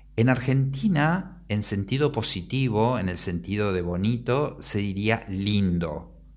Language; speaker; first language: Spanish; native; Spanish